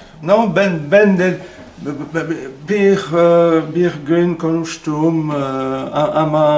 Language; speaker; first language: Turkish; non-native, learner; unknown